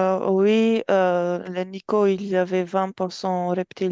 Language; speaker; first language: French; non-native, fluent; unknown